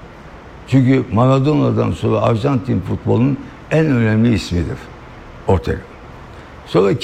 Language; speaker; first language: Turkish; native; Turkish